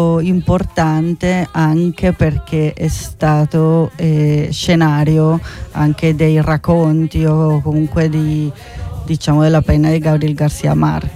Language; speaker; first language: Italian; non-native, fluent; Spanish